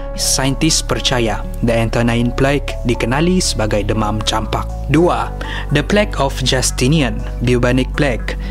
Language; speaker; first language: Malay; native; Malay